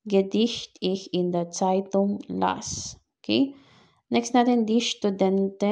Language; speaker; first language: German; non-native, fluent; Filipino